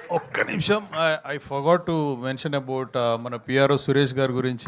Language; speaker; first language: Telugu; native; Telugu